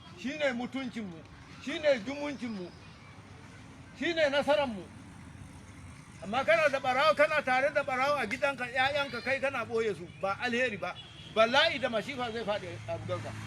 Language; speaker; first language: Hausa; non-native, local second language; Fula